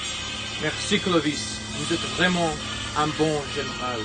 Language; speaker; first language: French; non-native, learner; English